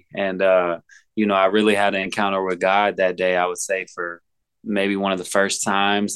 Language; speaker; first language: English; native; English